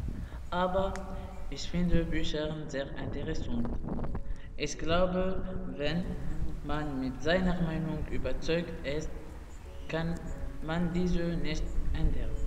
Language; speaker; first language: German; non-native, learner; Arabic